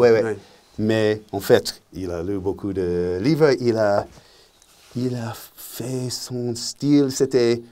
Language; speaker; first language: French; non-native, learner; English